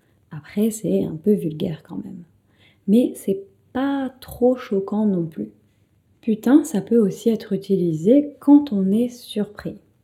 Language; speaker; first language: French; native; French